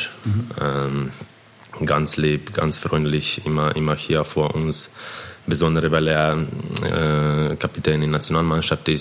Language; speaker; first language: German; non-native, fluent; Croatian